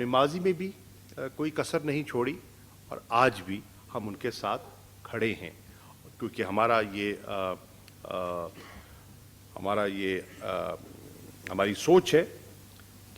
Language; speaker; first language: Urdu; native; Urdu